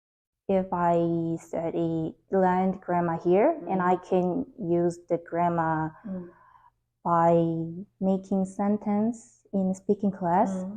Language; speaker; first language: English; non-native, learner; Korean